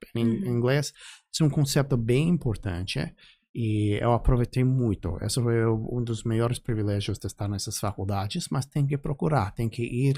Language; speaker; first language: Portuguese; non-native, fluent; English